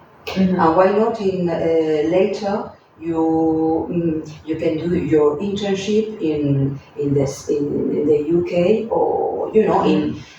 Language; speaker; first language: English; non-native, fluent; Spanish